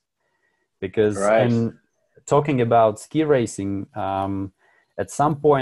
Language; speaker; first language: English; non-native, fluent; Russian